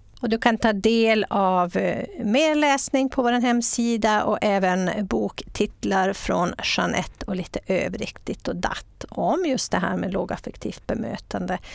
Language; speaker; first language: Swedish; native; Swedish